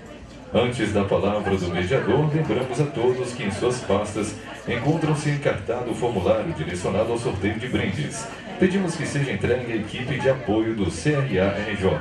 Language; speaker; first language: Portuguese; native; Portuguese